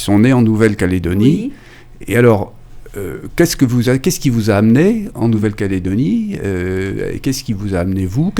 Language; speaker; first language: French; native; French